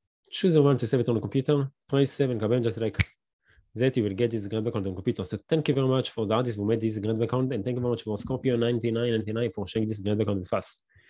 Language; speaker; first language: English; non-native, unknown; Hebrew